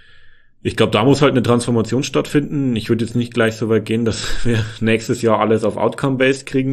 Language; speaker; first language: German; native; German